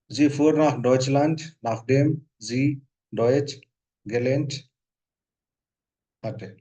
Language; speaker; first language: German; non-native, fluent; Hindi